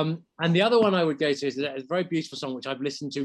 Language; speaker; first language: English; native; English